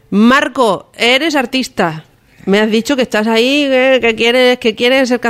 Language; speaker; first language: Spanish; native; Spanish